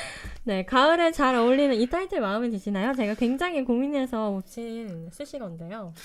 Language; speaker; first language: Korean; native; Korean